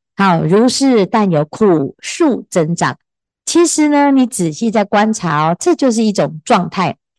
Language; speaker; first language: Chinese; native; Chinese